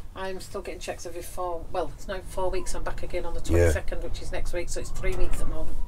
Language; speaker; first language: English; native; English